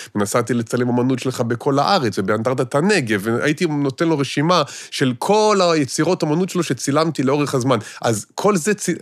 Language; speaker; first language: Hebrew; native; Hebrew